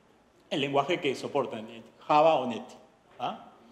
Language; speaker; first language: Spanish; native; Spanish